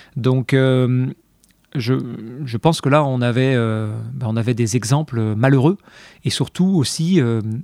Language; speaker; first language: French; native; French